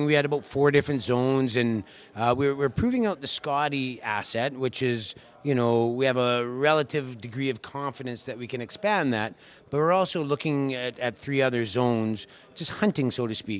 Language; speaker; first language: English; native; English